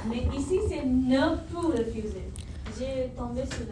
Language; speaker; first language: French; non-native, learner; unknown